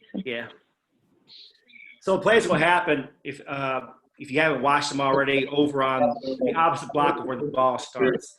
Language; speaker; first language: English; native; English